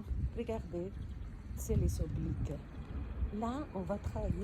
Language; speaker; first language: French; non-native, fluent; Spanish